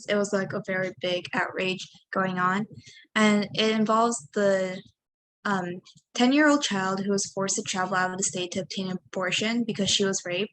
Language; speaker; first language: English; native; English